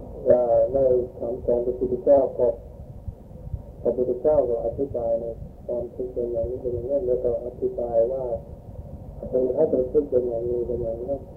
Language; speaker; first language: Thai; non-native, learner; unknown